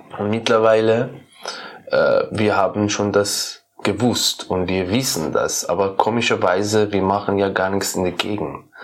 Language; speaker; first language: German; non-native, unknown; Persian